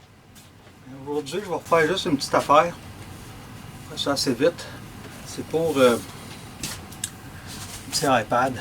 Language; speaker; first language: French; native; French